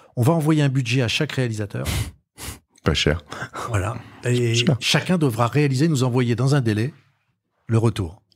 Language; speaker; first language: French; native; French